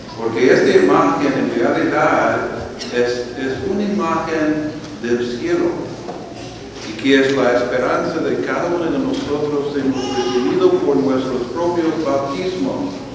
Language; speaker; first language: Spanish; non-native, fluent; English